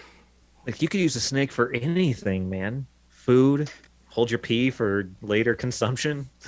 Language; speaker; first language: English; native; English